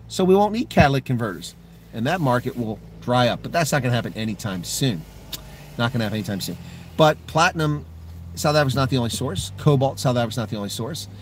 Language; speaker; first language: English; native; English